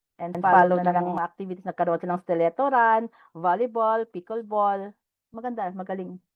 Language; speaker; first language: Filipino; non-native, local second language; Hiligaynon